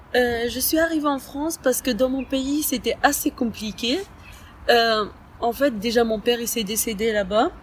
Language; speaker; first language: French; early bilingual, other home language; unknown